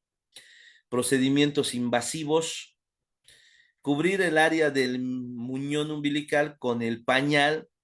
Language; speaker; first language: Spanish; native; Spanish